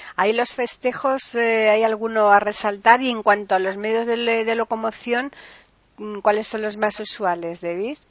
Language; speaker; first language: Spanish; native; Spanish